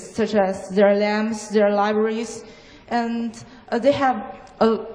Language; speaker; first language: English; non-native, fluent; Chinese